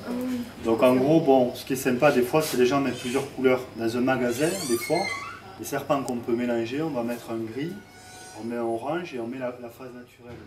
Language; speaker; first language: French; native; French